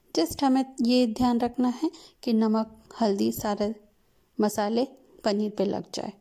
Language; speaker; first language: Hindi; non-native, local second language; Telugu